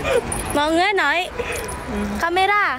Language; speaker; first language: Vietnamese; non-native, learner; Indonesian